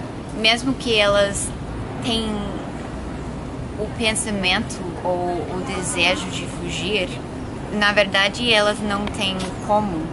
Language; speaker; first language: Portuguese; non-native, fluent; English